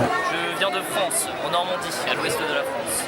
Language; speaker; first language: French; native; French